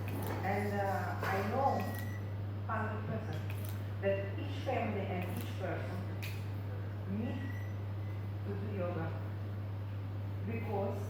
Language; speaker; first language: English; non-native, learner; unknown